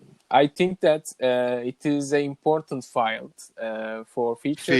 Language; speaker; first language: English; non-native, learner; Turkish